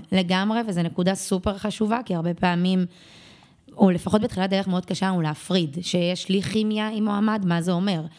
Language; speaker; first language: Hebrew; native; Hebrew